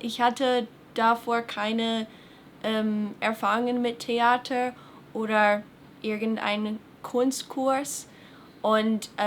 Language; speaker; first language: German; non-native, fluent; English